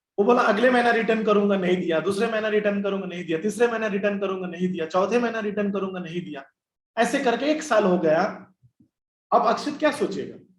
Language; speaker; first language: Hindi; non-native, local second language; Bangla